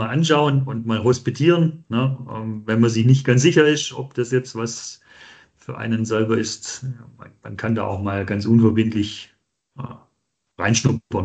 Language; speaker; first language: German; native; German